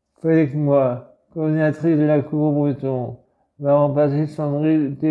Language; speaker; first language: French; native; French